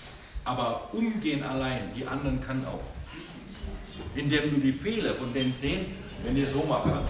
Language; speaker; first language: German; non-native, learner; Thai